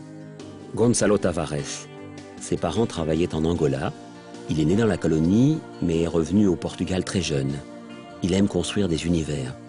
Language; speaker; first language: French; native; French